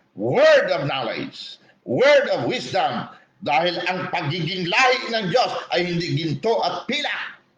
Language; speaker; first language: Filipino; non-native, local second language; Hiligaynon